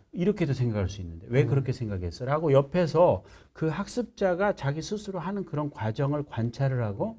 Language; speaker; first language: Korean; native; Korean